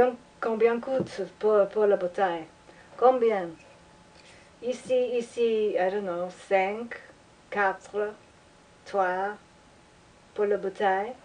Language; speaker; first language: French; non-native, learner; English